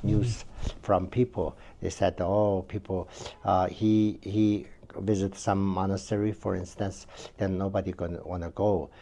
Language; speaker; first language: English; non-native, learner; Tibetan